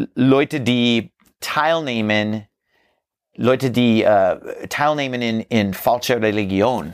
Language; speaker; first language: German; non-native, learner; English